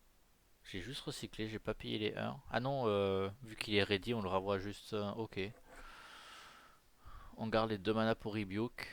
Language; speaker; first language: French; native; French